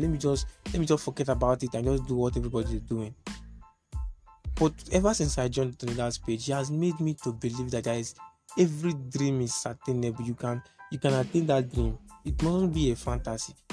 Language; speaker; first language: English; non-native, local second language; Igbo